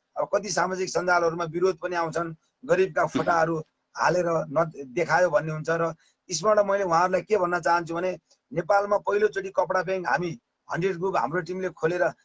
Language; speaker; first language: Nepali; native; Nepali